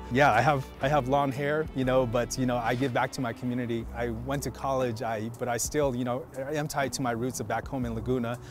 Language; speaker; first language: English; native; English